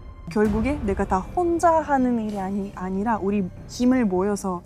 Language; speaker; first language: Korean; non-native, fluent; Russian